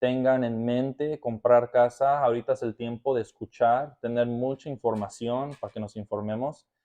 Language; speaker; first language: Spanish; early bilingual, heritage; Spanish